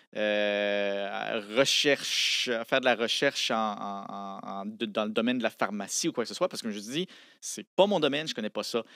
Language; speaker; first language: French; native; French